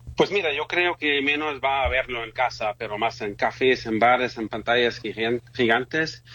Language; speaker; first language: Spanish; non-native, fluent; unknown